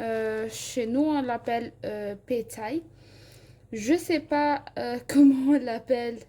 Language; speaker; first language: French; non-native, local second language; Malagasy